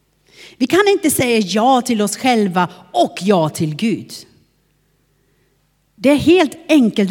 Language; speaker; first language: Swedish; non-native, fluent; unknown